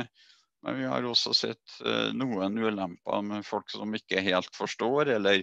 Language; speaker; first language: Norwegian; native; Norwegian